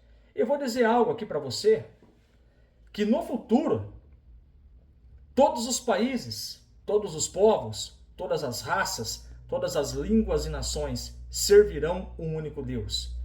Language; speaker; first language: Portuguese; native; Portuguese